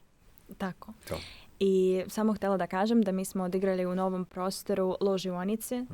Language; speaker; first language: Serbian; non-native, fluent; Russian